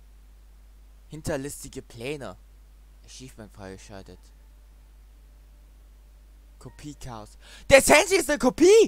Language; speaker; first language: German; native; German